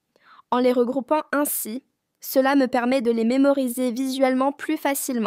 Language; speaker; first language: French; non-native, fluent; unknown